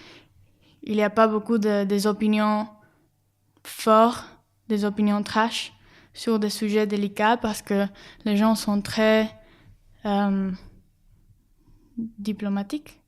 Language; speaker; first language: French; non-native, fluent; Spanish